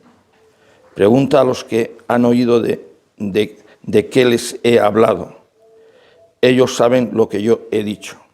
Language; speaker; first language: Spanish; native; Spanish